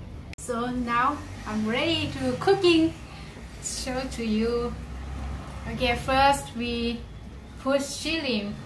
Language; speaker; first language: English; non-native, learner; Lao